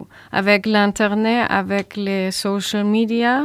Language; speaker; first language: French; non-native, learner; German